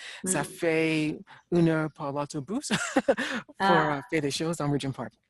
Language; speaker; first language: French; non-native, learner; English